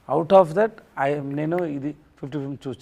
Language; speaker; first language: Telugu; non-native, learner; Tamil